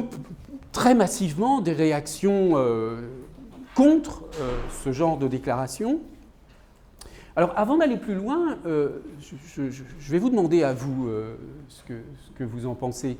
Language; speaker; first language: French; native; French